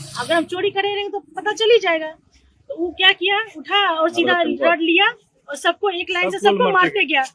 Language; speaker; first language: Hindi; native; Hindi